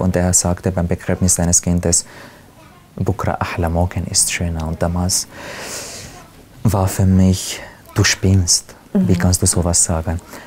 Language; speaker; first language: German; non-native, fluent; Arabic